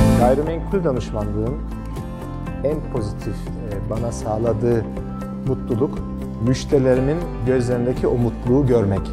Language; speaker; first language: Turkish; early bilingual, heritage; Turkish